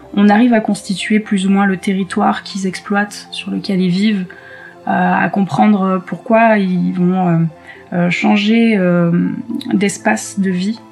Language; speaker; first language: French; native; French